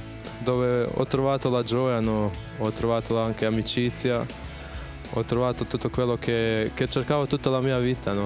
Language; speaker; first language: Italian; non-native, fluent; Bosnian